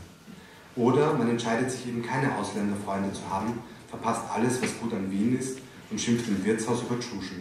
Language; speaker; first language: German; native; German